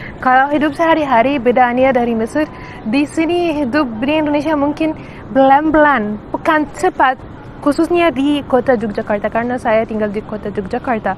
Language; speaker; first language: Indonesian; non-native, fluent; Arabic